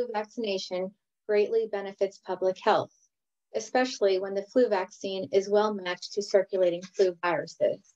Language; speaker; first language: English; native; English